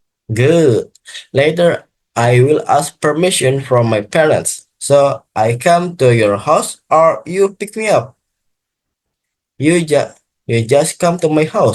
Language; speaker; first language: English; non-native, learner; Indonesian